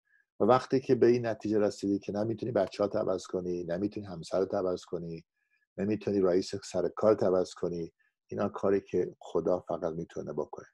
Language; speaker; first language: Persian; non-native, fluent; English